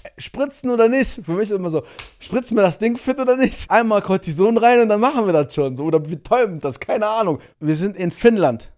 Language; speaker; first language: German; early bilingual, other home language; Portuguese